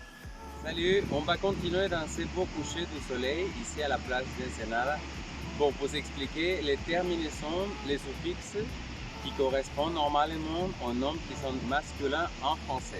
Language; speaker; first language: French; non-native, fluent; Spanish